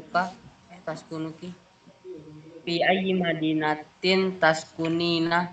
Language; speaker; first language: Arabic; non-native, learner; Indonesian